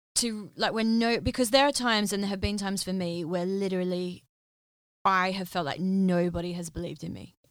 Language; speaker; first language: English; native; English